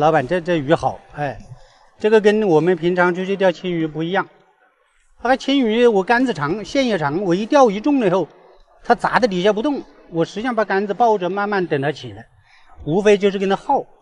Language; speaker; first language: Chinese; native; Chinese